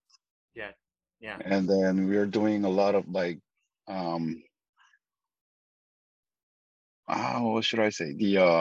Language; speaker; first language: English; non-native, fluent; Korean